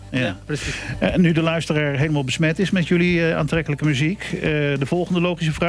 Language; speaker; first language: Dutch; native; Dutch